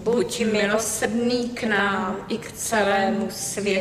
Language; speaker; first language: Czech; native; Czech